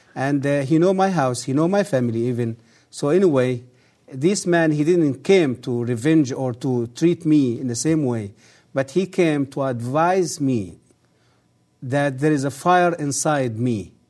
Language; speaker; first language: English; early bilingual, other home language; Arabic